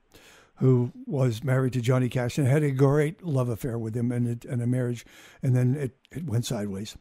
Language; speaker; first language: English; native; English